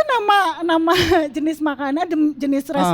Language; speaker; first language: Indonesian; native; Indonesian